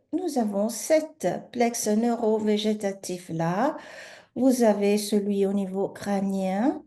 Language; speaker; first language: French; native; French